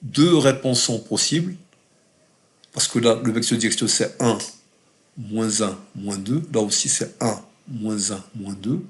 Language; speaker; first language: French; non-native, local second language; Arabic